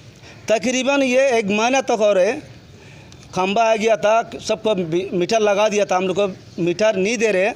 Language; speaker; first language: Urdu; non-native, local second language; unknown